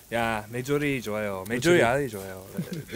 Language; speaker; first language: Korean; non-native, learner; English